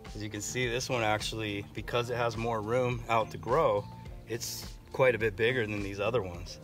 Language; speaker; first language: English; native; English